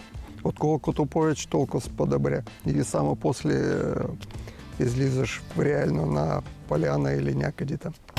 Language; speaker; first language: Bulgarian; non-native, learner; Russian